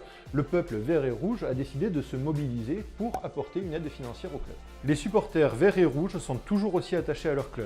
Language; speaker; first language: French; native; French